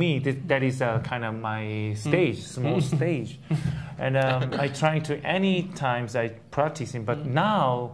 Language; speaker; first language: English; non-native, learner; Korean